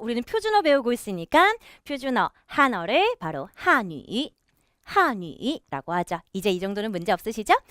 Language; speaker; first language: Korean; native; Korean